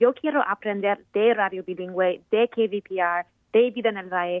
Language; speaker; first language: Spanish; non-native, fluent; English